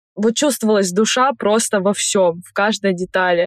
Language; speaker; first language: Russian; native; Russian